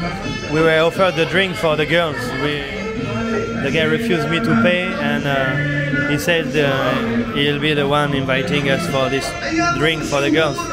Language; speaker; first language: English; non-native, fluent; French